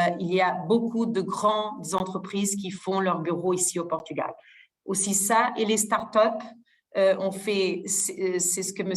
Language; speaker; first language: French; non-native, fluent; Portuguese